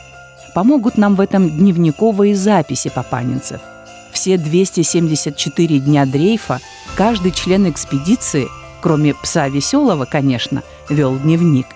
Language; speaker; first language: Russian; native; Russian